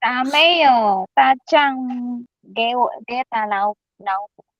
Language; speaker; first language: Chinese; non-native, learner; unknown